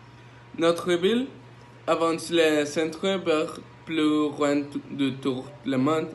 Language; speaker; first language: French; non-native, learner; Spanish